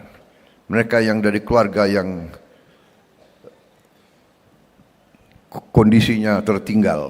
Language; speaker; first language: Indonesian; native; Indonesian